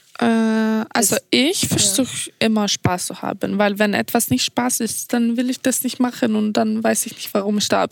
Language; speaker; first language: German; non-native, fluent; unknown